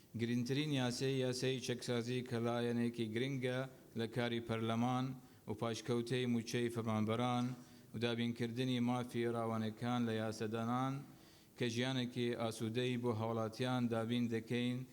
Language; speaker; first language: Central Kurdish; non-native, local second language; Assyrian Neo-Aramaic